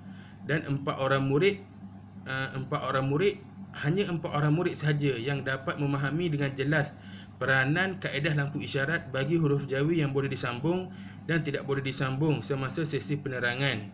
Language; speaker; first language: Malay; native; Malay